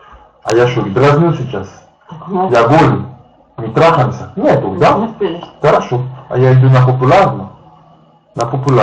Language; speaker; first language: Russian; non-native, learner; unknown